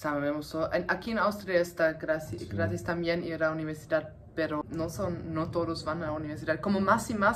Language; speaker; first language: Spanish; non-native, fluent; German